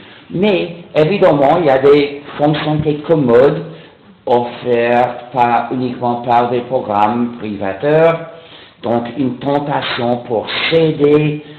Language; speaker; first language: French; non-native, fluent; English